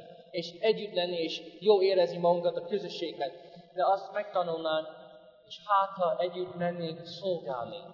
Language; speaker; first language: Hungarian; non-native, fluent; English